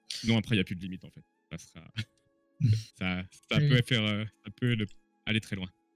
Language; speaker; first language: French; native; French